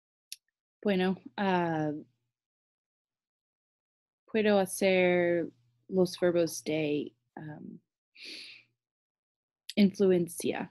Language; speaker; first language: Spanish; non-native, learner; English